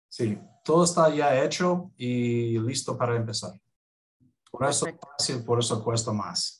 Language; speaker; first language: Spanish; non-native, fluent; English